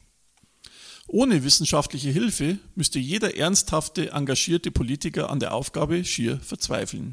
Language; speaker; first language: German; native; German